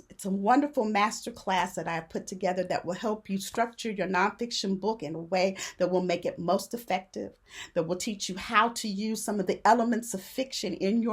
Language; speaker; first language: English; native; English